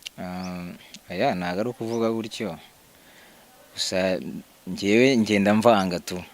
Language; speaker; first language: Kinyarwanda; early bilingual, heritage; Kinyarwanda